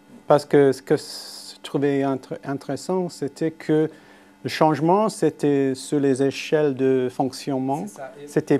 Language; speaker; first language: French; non-native, fluent; English